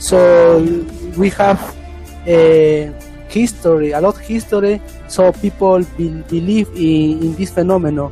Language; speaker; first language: English; non-native, learner; Spanish